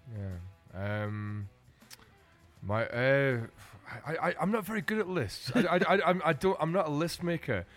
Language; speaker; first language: English; native; English